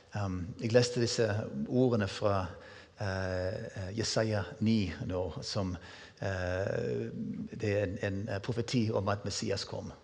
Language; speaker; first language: Norwegian; non-native, fluent; English